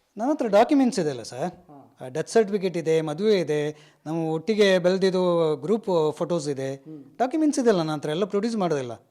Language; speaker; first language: Kannada; non-native, local second language; Kodava